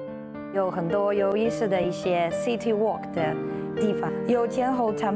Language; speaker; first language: Chinese; non-native, fluent; Russian